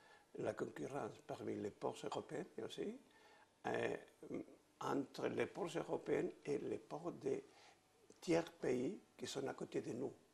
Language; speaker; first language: French; non-native, fluent; Spanish